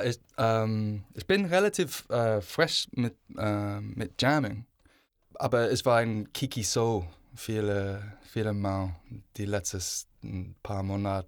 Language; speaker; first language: German; non-native, learner; English